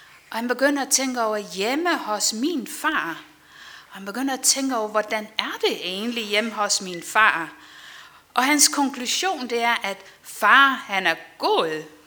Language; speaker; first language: Danish; non-native, fluent; Dutch